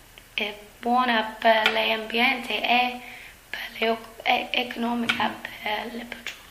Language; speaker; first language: Italian; non-native, learner; English